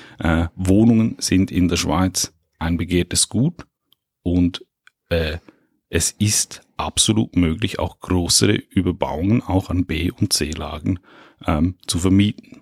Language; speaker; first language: German; native; German